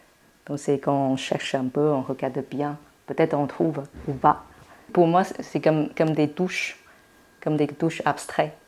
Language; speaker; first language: French; non-native, fluent; Chinese